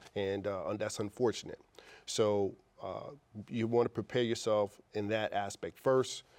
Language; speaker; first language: English; native; English